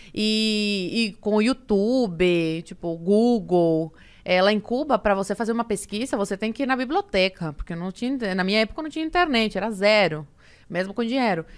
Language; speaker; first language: Portuguese; early bilingual, other home language; Spanish